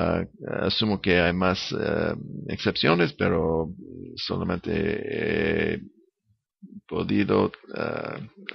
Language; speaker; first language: Spanish; non-native, learner; English